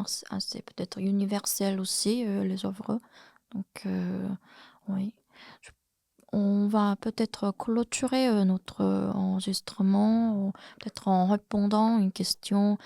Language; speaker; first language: French; non-native, fluent; Korean